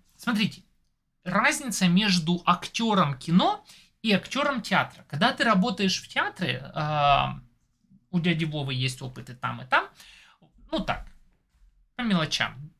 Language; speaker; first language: Russian; native; Russian